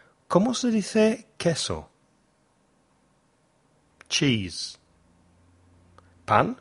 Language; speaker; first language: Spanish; non-native, fluent; English